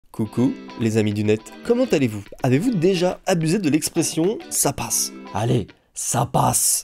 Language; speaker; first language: French; native; French